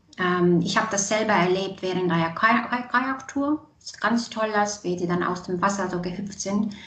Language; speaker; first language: German; non-native, fluent; Estonian